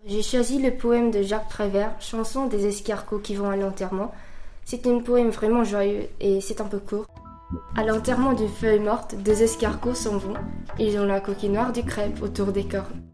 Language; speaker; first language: French; early bilingual, other home language; Korean